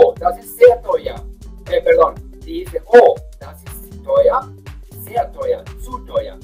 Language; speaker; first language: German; non-native, fluent; Spanish